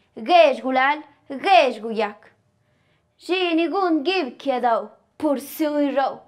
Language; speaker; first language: Spanish; non-native, local second language; Zapotec